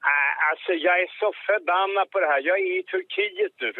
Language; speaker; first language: Swedish; native; Swedish